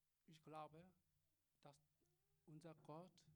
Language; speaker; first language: German; non-native, learner; Korean